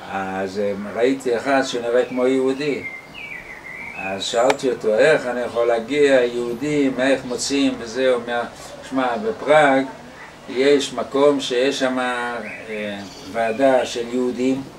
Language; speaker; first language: Hebrew; non-native, fluent; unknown